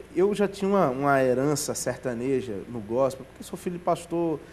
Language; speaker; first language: Portuguese; native; Portuguese